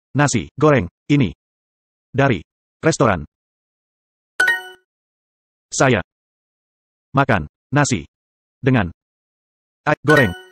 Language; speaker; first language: Indonesian; non-native, learner; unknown